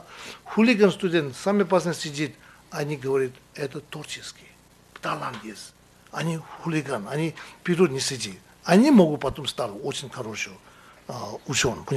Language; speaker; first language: Russian; non-native, learner; Tibetan